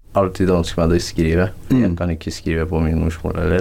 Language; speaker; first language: Norwegian; non-native, learner; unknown